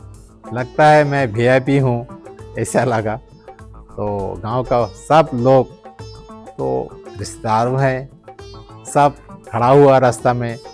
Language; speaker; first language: Hindi; early bilingual, heritage; Hindi